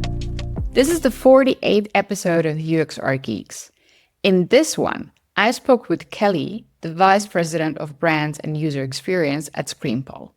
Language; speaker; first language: English; non-native, fluent; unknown